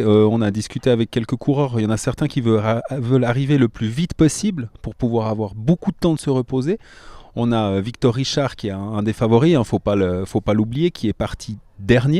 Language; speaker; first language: French; native; French